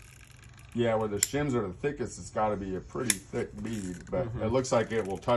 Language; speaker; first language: English; native; English